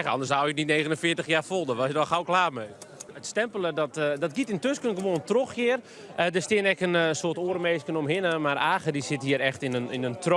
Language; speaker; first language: Dutch; non-native, local second language; Western Frisian